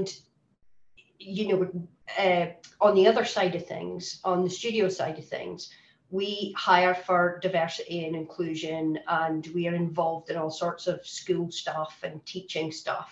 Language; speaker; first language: English; native; English